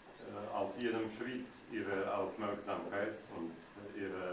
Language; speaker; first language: German; non-native, learner; Russian